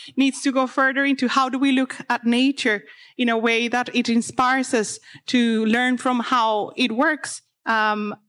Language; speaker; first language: English; non-native, fluent; Spanish